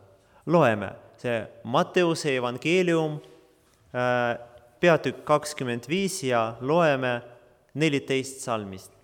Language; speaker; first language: Estonian; non-native, local second language; Russian